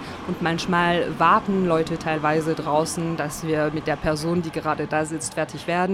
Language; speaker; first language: German; non-native, fluent; French